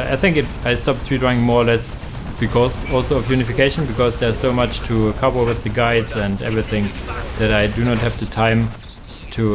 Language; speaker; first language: English; non-native, fluent; German